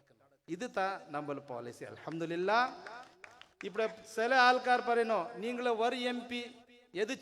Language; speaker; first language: Malayalam; non-native, learner; Urdu